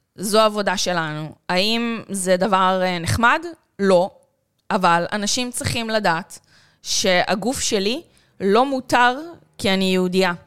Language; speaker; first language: Hebrew; native; Hebrew